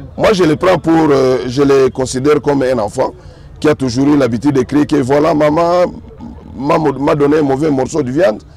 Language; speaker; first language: French; non-native, local second language; Swahili